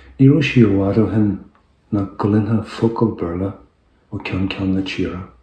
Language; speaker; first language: Irish; non-native, local second language; English